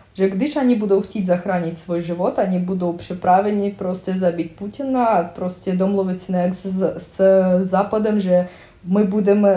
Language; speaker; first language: Czech; non-native, learner; Russian